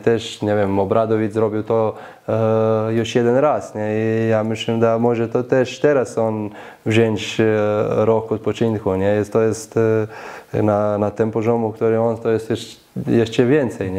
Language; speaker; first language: Polish; non-native, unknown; Slovenian